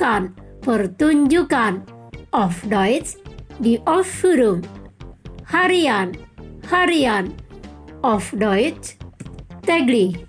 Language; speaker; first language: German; non-native, fluent; Indonesian